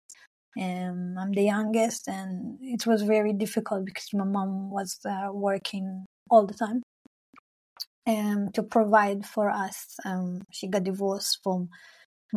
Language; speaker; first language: English; non-native, fluent; Hebrew